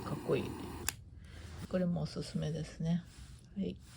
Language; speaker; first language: Japanese; native; Japanese